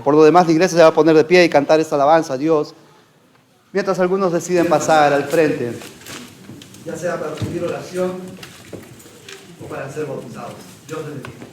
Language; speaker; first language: Spanish; native; Spanish